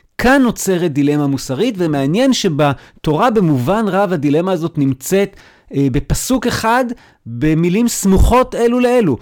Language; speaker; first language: Hebrew; native; Hebrew